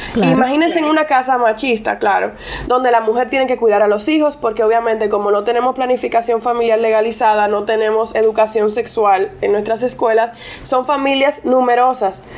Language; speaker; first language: Spanish; non-native, local second language; English